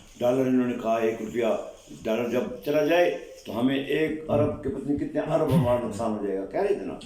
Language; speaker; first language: Urdu; non-native, local second language; Pashto